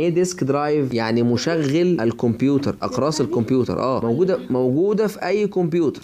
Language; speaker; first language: Arabic; native; Arabic